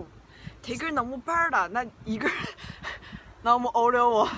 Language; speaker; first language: Korean; non-native, learner; Chinese